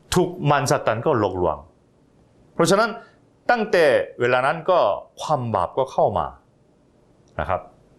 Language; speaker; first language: Thai; non-native, fluent; Korean